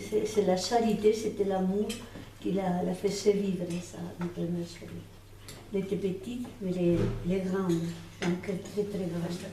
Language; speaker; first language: French; non-native, fluent; Spanish